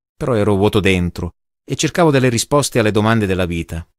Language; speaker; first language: Italian; non-native, fluent; English